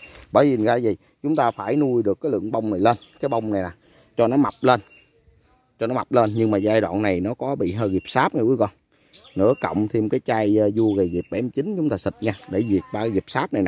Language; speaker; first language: Vietnamese; native; Vietnamese